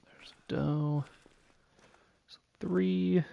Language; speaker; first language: English; native; English